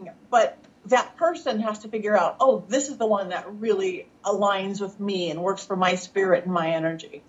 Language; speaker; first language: English; native; English